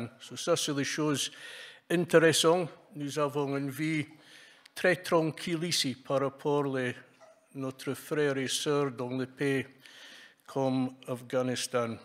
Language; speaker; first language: French; non-native, fluent; English